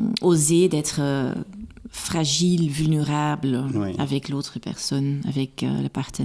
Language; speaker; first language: French; non-native, local second language; Dutch